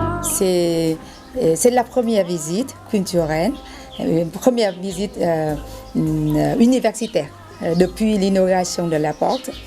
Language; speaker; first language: French; non-native, fluent; Vietnamese